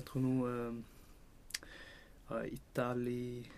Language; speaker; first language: French; non-native, learner; Swedish